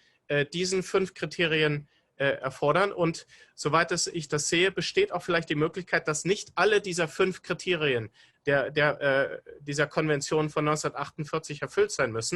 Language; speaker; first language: German; native; German